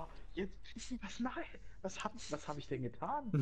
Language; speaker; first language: German; native; German